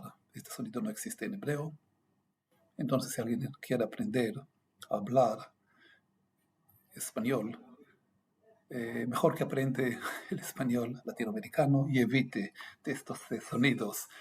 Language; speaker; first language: Spanish; non-native, fluent; Hebrew